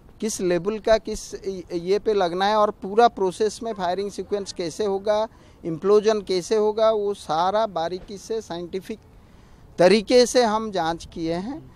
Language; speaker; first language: Hindi; non-native, local second language; Odia